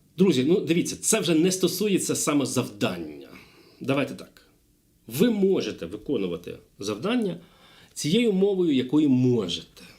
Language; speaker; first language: Ukrainian; non-native, local second language; Russian